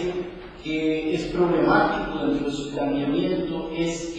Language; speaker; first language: Spanish; non-native, fluent; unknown